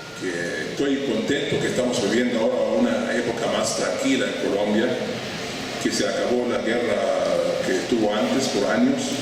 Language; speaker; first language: Spanish; non-native, fluent; Arabic